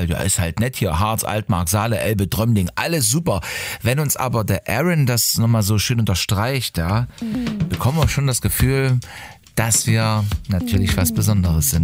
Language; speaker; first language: German; native; German